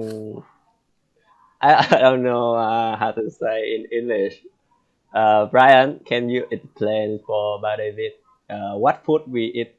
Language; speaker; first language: English; non-native, learner; Vietnamese